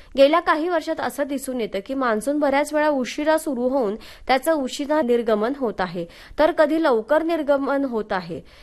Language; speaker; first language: Marathi; native; Marathi